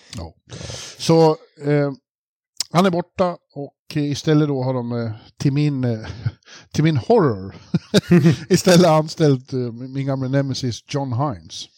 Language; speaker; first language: Swedish; native; Swedish